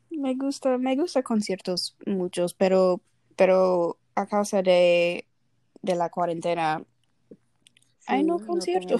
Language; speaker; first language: Spanish; non-native, learner; English